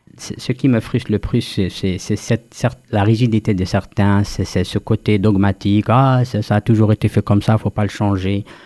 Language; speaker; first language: French; non-native, local second language; Kabyle